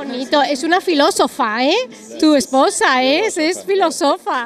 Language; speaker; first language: Spanish; native; Spanish